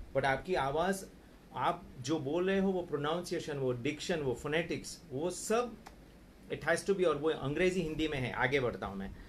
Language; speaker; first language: Hindi; non-native, local second language; Gujarati